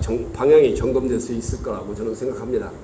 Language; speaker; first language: Korean; native; Korean